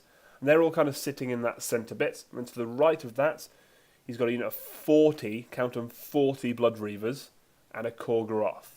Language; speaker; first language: English; native; English